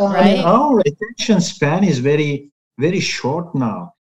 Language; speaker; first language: English; non-native, fluent; Turkish